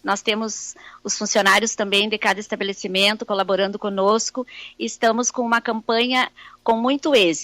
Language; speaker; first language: Portuguese; native; Portuguese